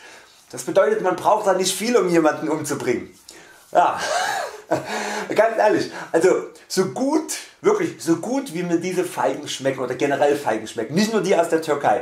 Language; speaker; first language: German; native; German